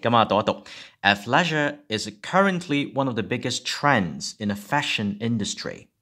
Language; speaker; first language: English; non-native, local second language; Cantonese